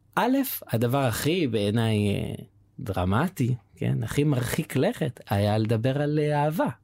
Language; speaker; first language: Hebrew; native; Hebrew